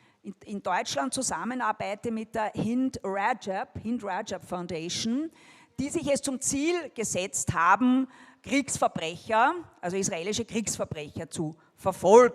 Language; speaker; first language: German; native; German